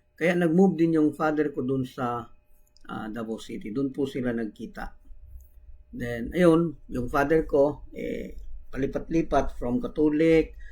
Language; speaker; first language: Filipino; non-native, local second language; Cebuano